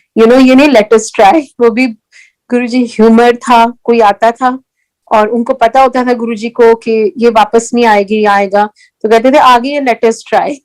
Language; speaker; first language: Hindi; early bilingual, heritage; Hindi